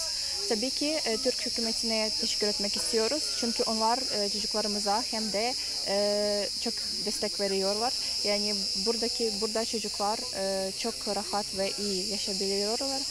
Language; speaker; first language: Turkish; non-native, fluent; Ukrainian